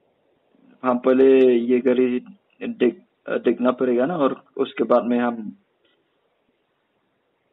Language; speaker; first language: Hindi; non-native, local second language; Khasi